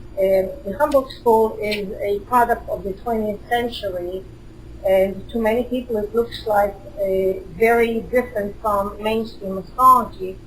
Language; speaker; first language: English; non-native, fluent; Hebrew